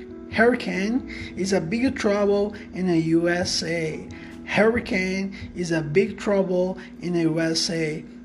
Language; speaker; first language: English; non-native, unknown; Portuguese